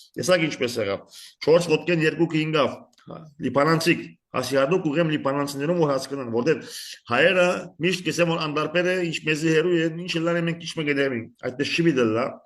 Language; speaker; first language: Armenian; early bilingual, heritage; Armenian